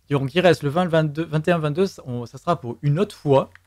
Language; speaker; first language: French; native; French